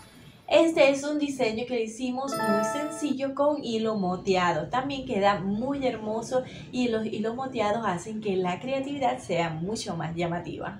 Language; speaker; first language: Spanish; native; Spanish